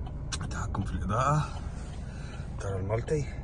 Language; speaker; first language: Arabic; native; Arabic